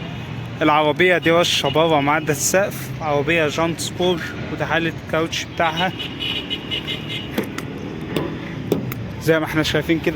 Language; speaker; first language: Arabic; native; Arabic